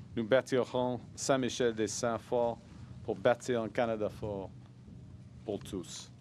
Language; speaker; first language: French; non-native, local second language; English